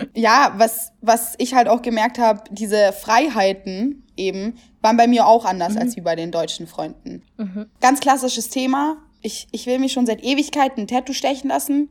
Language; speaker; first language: German; early bilingual, other home language; Italian